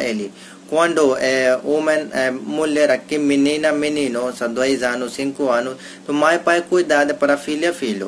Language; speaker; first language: Portuguese; non-native, learner; Hindi